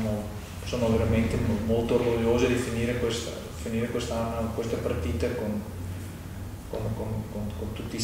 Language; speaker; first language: Italian; non-native, fluent; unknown